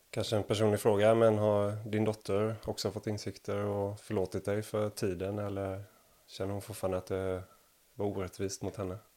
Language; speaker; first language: Swedish; native; Swedish